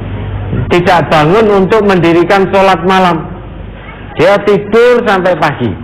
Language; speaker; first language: Indonesian; non-native, local second language; Javanese